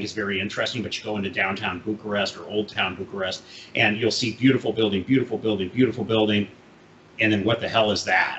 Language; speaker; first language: English; native; English